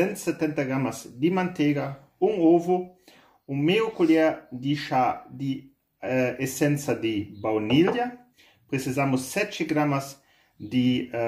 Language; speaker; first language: Portuguese; non-native, fluent; German